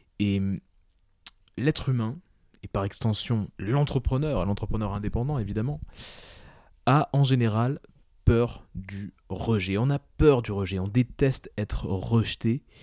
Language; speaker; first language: French; native; French